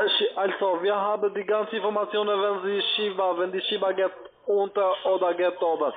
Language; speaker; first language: German; non-native, learner; Italian